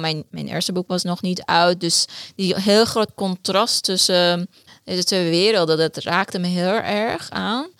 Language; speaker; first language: Dutch; non-native, fluent; Persian